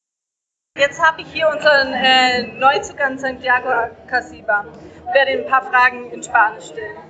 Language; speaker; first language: German; native; German